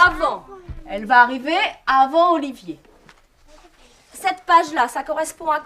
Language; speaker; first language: French; native; French